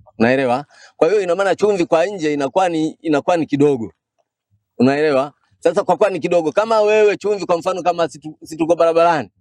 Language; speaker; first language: Swahili; non-native, local second language; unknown